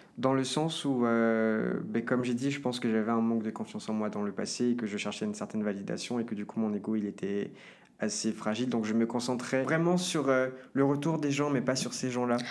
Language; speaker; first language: French; non-native, fluent; Portuguese